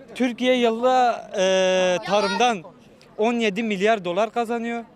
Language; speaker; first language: Turkish; native; Turkish